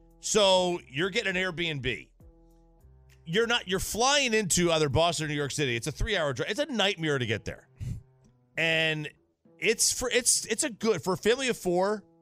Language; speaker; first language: English; native; English